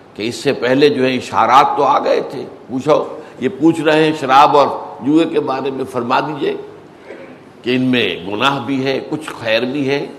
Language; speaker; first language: Urdu; native; Urdu